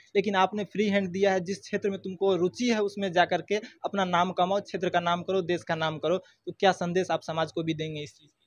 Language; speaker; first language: Hindi; native; Hindi